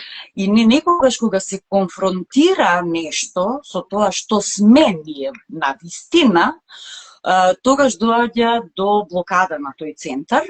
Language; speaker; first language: Macedonian; native; Macedonian